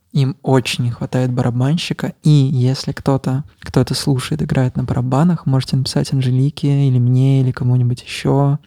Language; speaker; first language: Russian; native; Russian